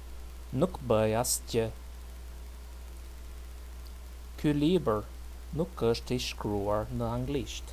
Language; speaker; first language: Albanian; non-native, learner; English